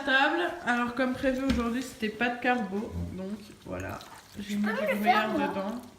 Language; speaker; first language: French; native; French